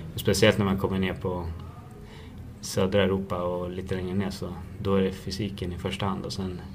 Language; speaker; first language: Swedish; native; Swedish